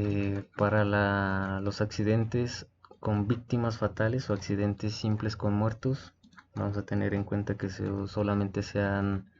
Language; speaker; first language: Spanish; native; Spanish